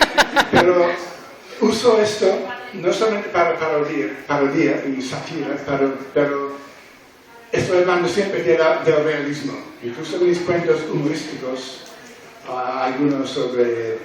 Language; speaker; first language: Spanish; non-native, fluent; English